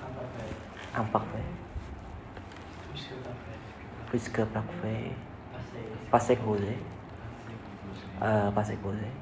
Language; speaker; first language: French; non-native, learner; Vietnamese